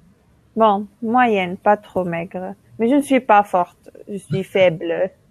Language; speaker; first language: French; non-native, local second language; Arabic